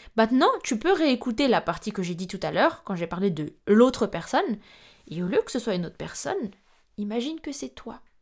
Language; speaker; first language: French; non-native, local second language; Malagasy